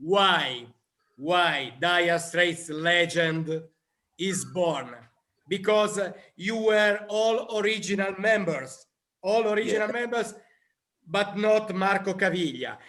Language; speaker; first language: English; non-native, learner; Italian